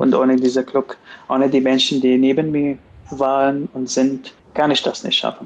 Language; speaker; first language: German; non-native, fluent; Arabic